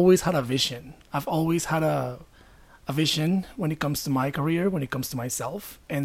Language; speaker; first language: English; non-native, fluent; Spanish